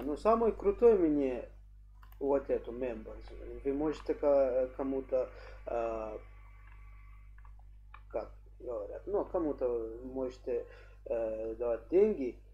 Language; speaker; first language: Russian; non-native, learner; English